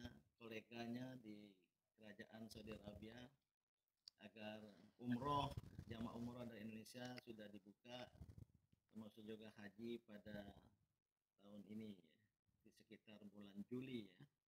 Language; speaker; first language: Indonesian; native; Indonesian